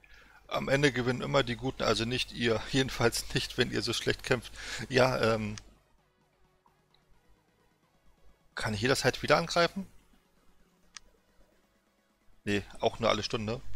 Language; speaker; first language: German; native; German